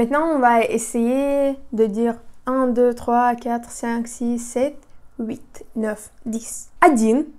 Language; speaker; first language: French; non-native, fluent; Russian